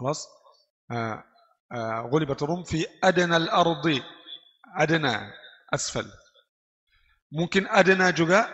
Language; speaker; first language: Arabic; non-native, fluent; Indonesian